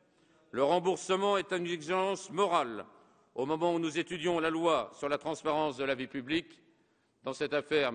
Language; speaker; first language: French; native; French